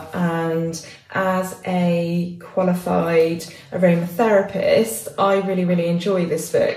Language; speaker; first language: English; native; English